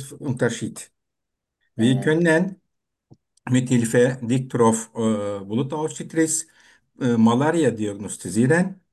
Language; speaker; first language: German; non-native, learner; Turkish